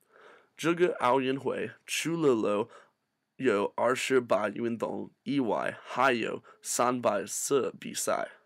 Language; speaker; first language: Chinese; non-native, learner; English